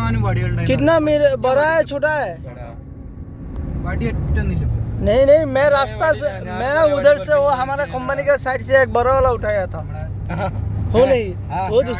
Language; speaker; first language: Hindi; non-native, learner; Bangla